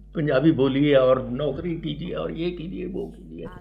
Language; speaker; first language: Hindi; native; Hindi